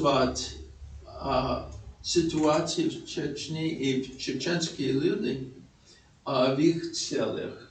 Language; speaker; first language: Russian; non-native, fluent; English